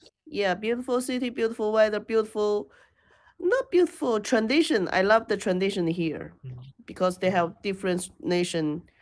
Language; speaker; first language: English; non-native, learner; Chinese